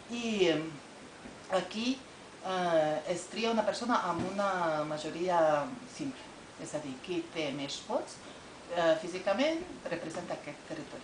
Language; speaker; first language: Catalan; non-native, fluent; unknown